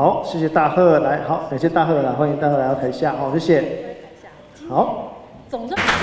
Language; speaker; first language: Chinese; native; Chinese